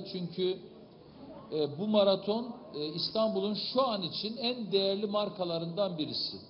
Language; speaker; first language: Turkish; native; Turkish